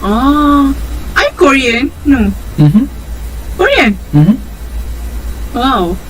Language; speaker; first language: English; non-native, learner; Malay